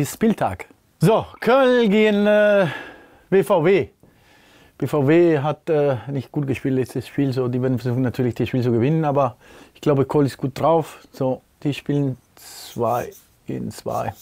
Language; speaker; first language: German; non-native, fluent; Spanish